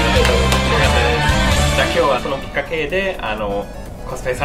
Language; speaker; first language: Japanese; non-native, fluent; English